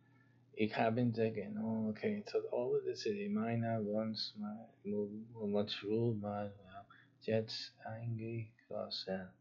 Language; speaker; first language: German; non-native, learner; English